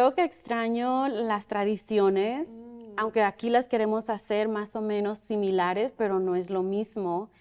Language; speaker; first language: Spanish; early bilingual, other home language; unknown